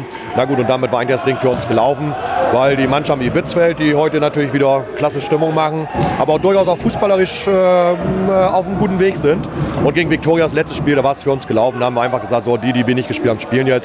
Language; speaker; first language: German; native; German